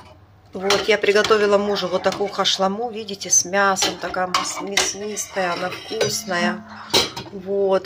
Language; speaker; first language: Russian; native; Russian